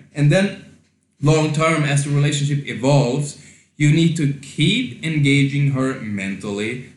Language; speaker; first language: English; non-native, fluent; Swedish